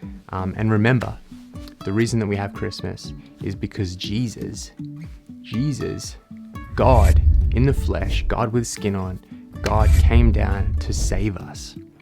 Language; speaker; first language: English; native; English